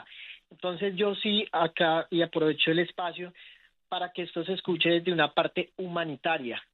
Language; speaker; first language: Spanish; native; Spanish